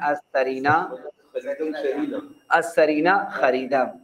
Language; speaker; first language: Persian; non-native, fluent; Urdu